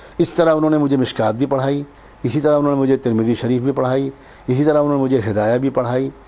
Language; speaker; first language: Urdu; native; Urdu